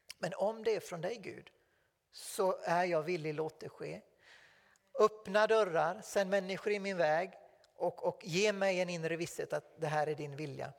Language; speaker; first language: Swedish; native; Swedish